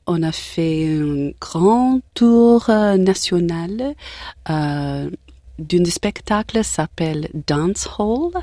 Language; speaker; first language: French; non-native, learner; English